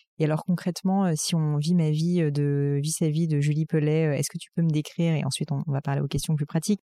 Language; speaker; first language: French; native; French